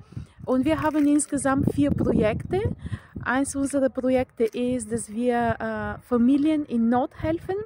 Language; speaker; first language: German; non-native, fluent; Bulgarian